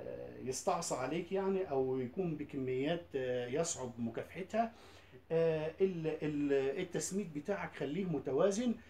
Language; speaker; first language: Arabic; native; Arabic